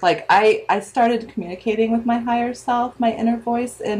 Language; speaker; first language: English; native; English